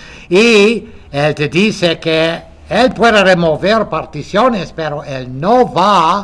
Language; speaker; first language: Spanish; non-native, fluent; English